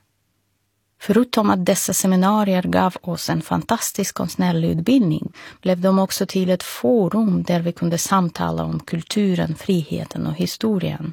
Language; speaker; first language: Swedish; non-native, fluent; Russian